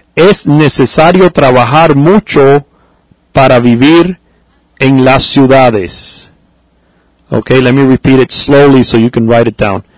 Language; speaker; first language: Spanish; native; Spanish